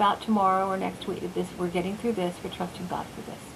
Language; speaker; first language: English; native; English